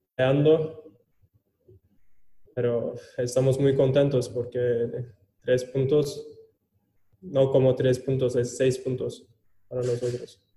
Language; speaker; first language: Spanish; non-native, learner; Turkish